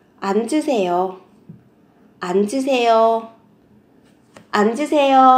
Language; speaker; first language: Korean; non-native, fluent; Vietnamese